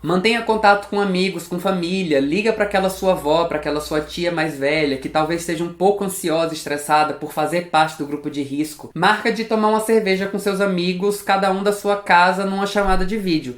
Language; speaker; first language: Portuguese; native; Portuguese